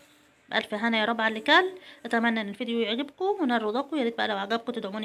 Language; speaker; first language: Arabic; native; Arabic